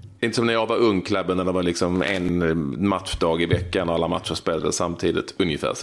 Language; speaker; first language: Swedish; native; Swedish